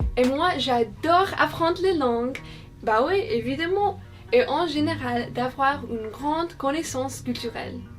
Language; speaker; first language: French; non-native, fluent; English